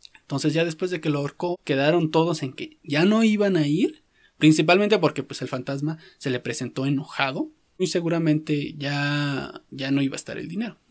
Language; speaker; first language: Spanish; native; Spanish